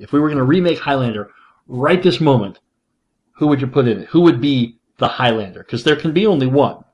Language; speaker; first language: English; native; English